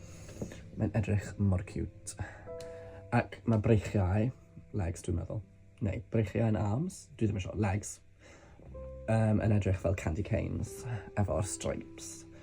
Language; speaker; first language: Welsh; non-native, local second language; English